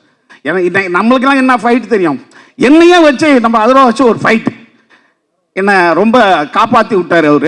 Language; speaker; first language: Tamil; native; Tamil